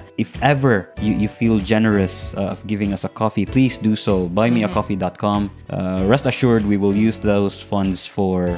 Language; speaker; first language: English; non-native, local second language; Cebuano